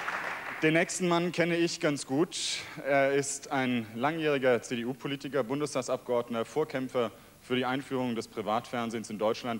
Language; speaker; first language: German; native; German